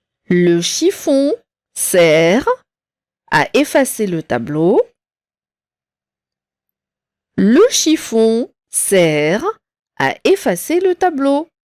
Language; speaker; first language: French; non-native, local second language; Arabic